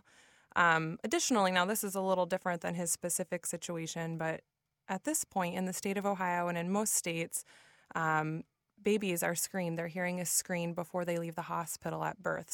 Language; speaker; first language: English; native; English